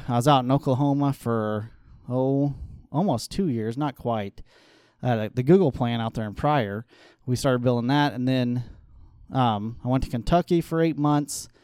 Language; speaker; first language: English; native; English